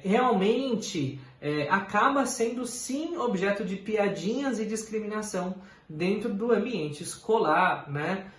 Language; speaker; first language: Portuguese; native; Portuguese